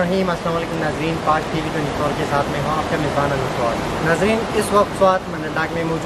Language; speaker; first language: Hindi; non-native, local second language; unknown